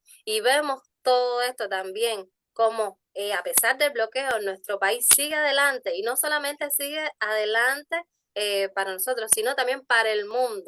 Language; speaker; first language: Spanish; native; Spanish